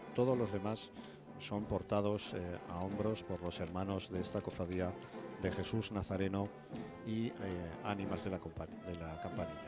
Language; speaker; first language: Spanish; native; Spanish